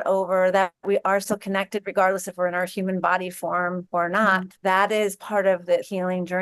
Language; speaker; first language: English; native; English